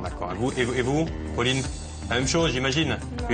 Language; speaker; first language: French; native; French